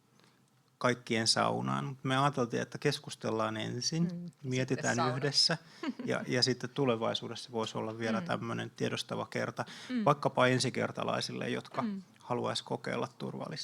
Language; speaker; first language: Finnish; native; Finnish